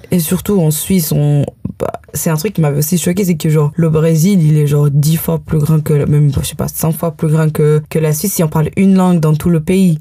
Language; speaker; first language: French; early bilingual, heritage; French